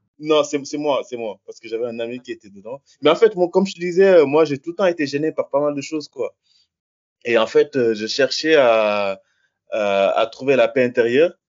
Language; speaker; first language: French; non-native, local second language; Wolof